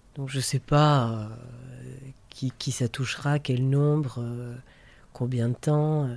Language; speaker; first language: French; native; French